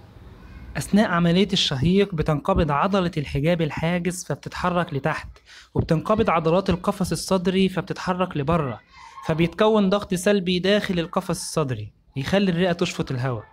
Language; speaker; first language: Arabic; native; Arabic